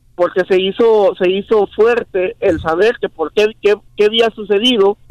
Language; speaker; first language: Spanish; native; Spanish